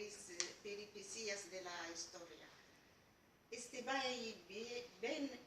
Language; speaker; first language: Spanish; non-native, learner; Arabic